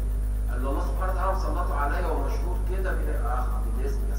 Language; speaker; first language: Arabic; native; Arabic